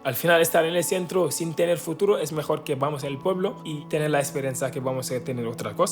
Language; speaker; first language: Spanish; non-native, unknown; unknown